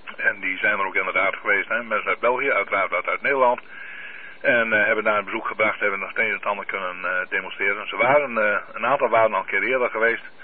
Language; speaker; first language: Dutch; native; Dutch